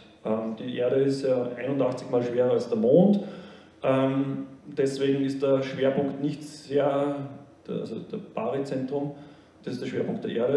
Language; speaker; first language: German; native; German